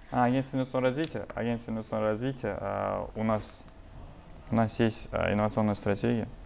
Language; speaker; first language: Russian; non-native, local second language; Uzbek